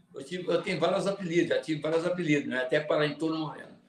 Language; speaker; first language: Portuguese; native; Portuguese